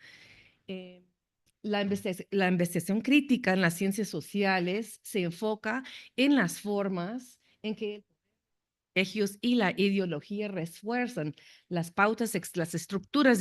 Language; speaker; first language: Spanish; non-native, fluent; English